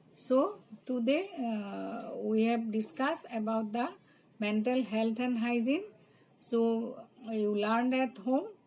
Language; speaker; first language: English; non-native, local second language; Assamese